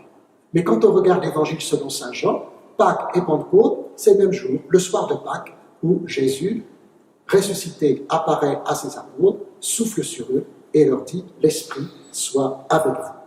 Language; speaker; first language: French; native; French